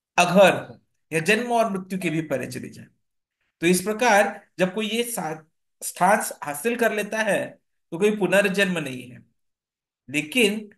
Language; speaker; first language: Hindi; non-native, local second language; Marathi